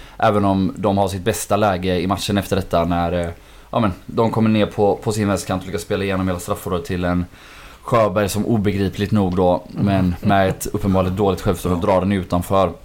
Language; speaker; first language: Swedish; native; Swedish